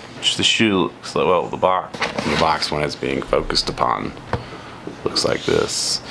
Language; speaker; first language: English; native; English